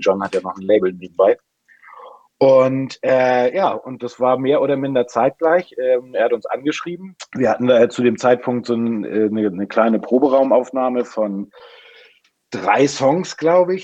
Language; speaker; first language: German; native; German